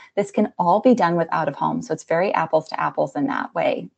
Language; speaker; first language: English; native; English